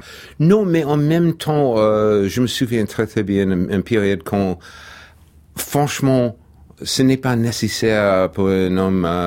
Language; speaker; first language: French; non-native, fluent; English